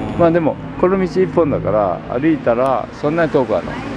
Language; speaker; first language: Japanese; native; Japanese